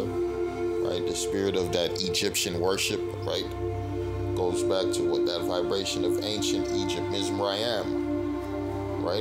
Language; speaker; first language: English; native; English